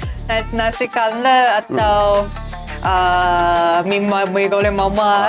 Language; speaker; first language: Indonesian; non-native, learner; Japanese